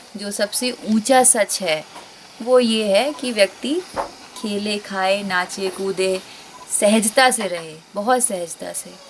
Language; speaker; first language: Hindi; native; Hindi